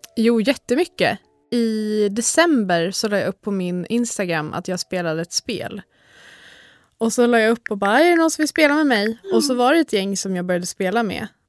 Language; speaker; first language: Swedish; native; Swedish